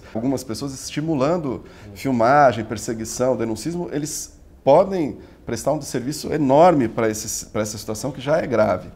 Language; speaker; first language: Portuguese; native; Portuguese